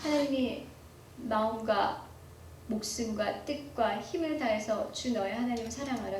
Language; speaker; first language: Korean; native; Korean